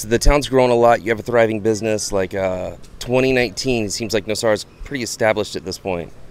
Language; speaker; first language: English; native; English